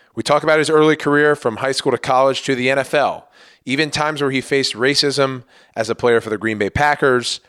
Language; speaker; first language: English; native; English